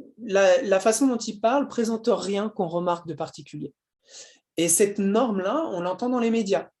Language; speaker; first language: French; native; French